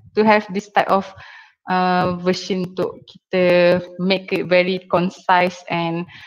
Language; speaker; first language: English; non-native, local second language; Malay